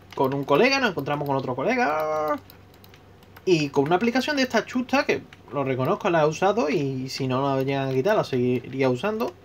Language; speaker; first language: Spanish; native; Spanish